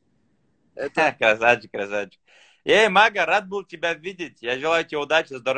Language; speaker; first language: Russian; native; Russian